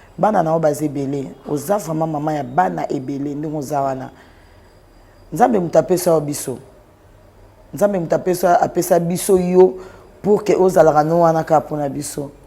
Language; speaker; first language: Lingala; non-native, local second language; Swahili